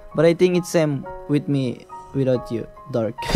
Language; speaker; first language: English; non-native, learner; Indonesian